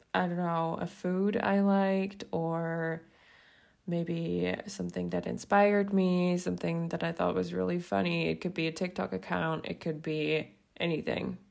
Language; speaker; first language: English; non-native, fluent; Swiss German